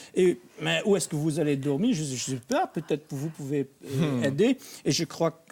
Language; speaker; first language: French; non-native, fluent; Dutch